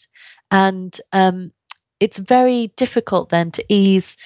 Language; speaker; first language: English; native; English